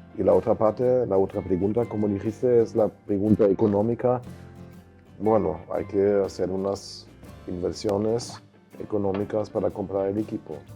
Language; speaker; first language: Spanish; non-native, fluent; German